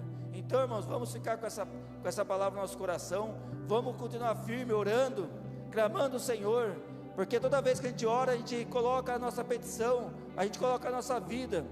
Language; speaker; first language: Portuguese; native; Portuguese